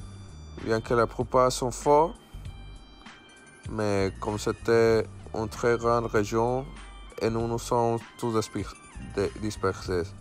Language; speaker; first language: French; non-native, learner; Spanish